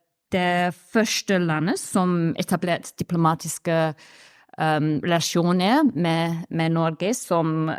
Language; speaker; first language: Norwegian; non-native, fluent; English